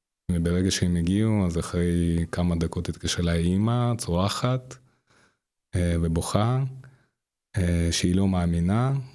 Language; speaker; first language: Hebrew; non-native, fluent; Russian